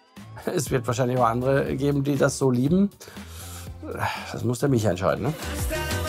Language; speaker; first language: German; native; German